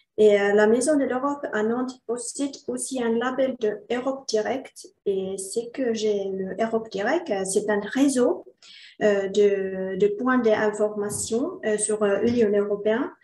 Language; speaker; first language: French; non-native, learner; Finnish